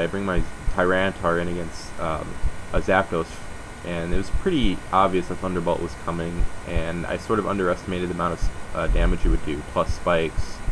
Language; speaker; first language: English; native; English